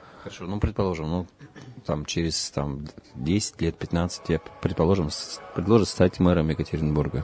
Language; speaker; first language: Russian; native; Russian